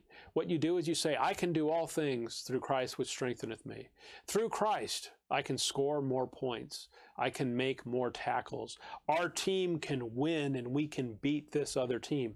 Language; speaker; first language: English; native; English